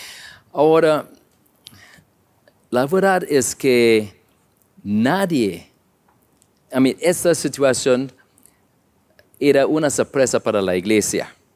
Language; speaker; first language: Spanish; non-native, learner; English